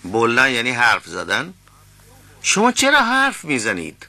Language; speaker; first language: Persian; non-native, fluent; Urdu